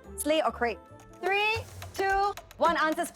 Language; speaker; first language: English; native; English